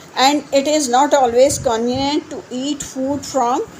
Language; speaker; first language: English; non-native, local second language; Urdu